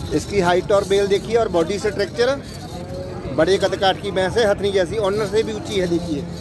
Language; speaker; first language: Hindi; non-native, local second language; Punjabi